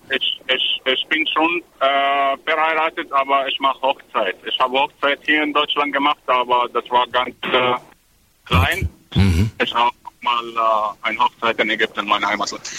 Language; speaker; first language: German; non-native, learner; Arabic